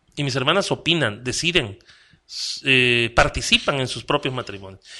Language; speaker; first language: Spanish; native; Spanish